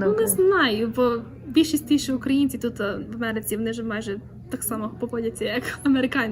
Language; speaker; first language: Ukrainian; early bilingual, other home language; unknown